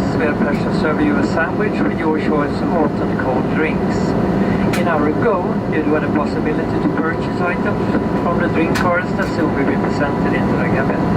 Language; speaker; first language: English; non-native, fluent; Swedish